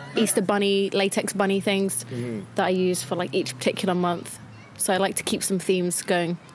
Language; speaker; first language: English; native; English